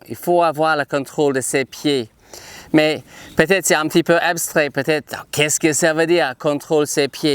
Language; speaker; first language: French; non-native, fluent; English